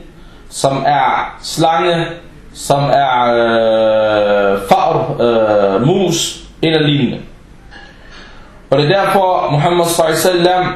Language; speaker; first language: Danish; non-native, local second language; Arabic